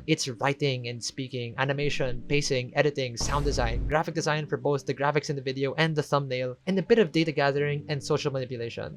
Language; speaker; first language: English; native; English